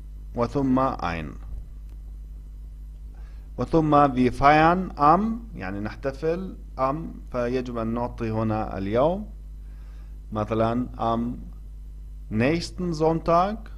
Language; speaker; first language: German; non-native, fluent; Arabic